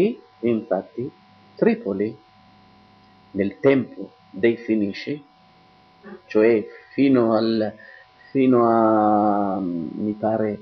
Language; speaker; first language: Italian; non-native, local second language; Arabic